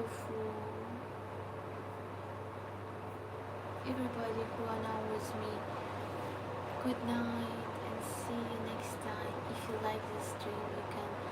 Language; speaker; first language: English; non-native, learner; Ukrainian